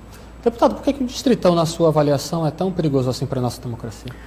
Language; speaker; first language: Portuguese; native; Portuguese